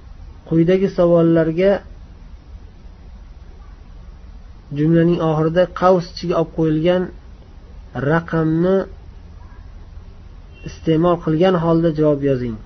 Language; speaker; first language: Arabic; non-native, fluent; Uzbek